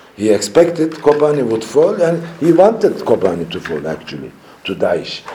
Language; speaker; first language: English; non-native, fluent; Turkish